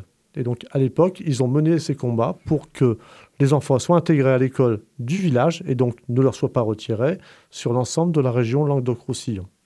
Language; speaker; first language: French; native; French